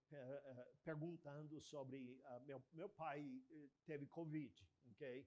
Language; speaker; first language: Portuguese; non-native, fluent; English